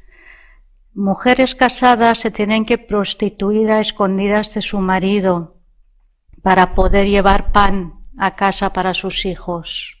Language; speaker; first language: Spanish; non-native, fluent; Persian